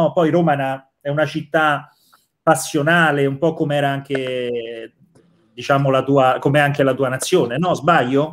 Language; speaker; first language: Italian; native; Italian